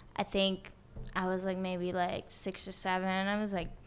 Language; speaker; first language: English; non-native, fluent; Swedish